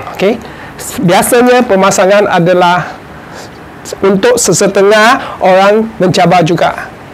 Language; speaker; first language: Malay; non-native, local second language; Chinese